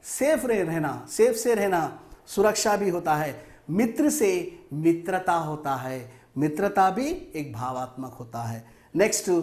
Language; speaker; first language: Hindi; non-native, local second language; Telugu